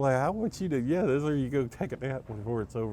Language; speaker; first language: English; native; English